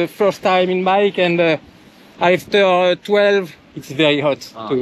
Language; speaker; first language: English; non-native, learner; French